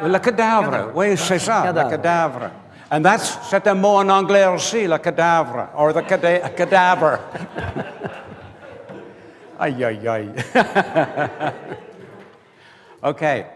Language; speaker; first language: French; non-native, learner; English